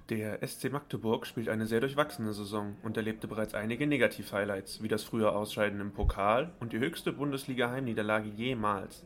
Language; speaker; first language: German; native; German